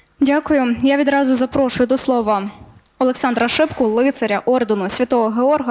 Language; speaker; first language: Ukrainian; native; Ukrainian